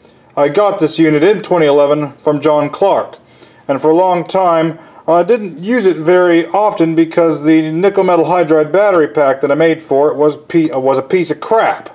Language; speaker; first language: English; native; English